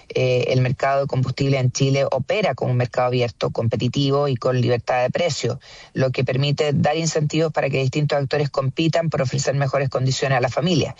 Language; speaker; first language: Spanish; native; Spanish